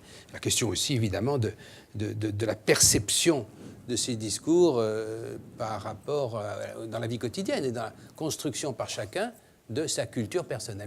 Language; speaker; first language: French; native; French